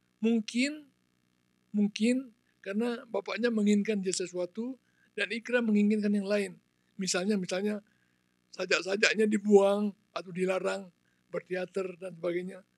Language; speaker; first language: Indonesian; non-native, local second language; Balinese